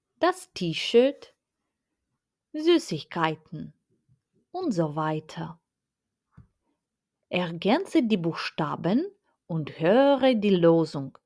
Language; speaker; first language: German; non-native, fluent; Ukrainian